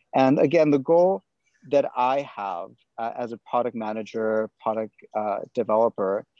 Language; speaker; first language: English; native; English